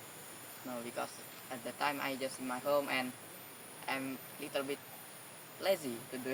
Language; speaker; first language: English; non-native, learner; Indonesian